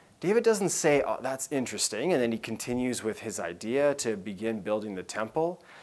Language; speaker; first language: English; native; English